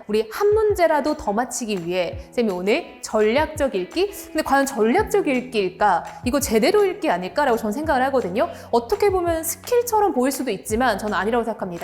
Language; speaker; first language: Korean; native; Korean